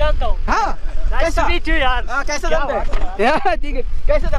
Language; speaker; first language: Hindi; non-native, learner; Bangla